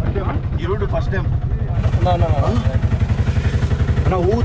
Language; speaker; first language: Telugu; native; Telugu